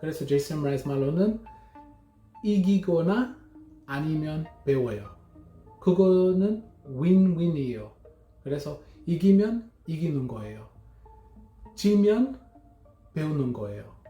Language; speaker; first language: Korean; non-native, learner; English